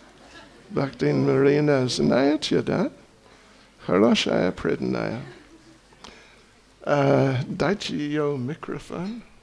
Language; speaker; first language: Russian; non-native, learner; English